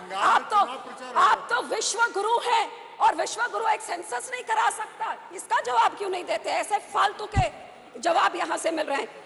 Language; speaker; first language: Hindi; non-native, local second language; Punjabi